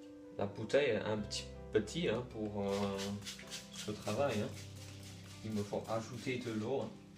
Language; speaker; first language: French; non-native, learner; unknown